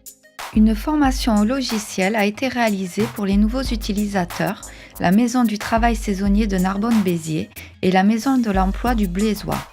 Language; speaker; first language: French; native; French